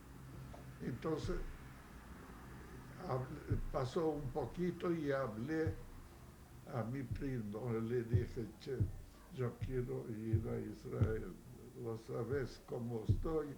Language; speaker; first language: Spanish; non-native, fluent; Yiddish